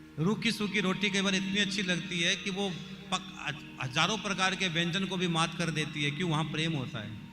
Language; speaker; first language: Hindi; native; Hindi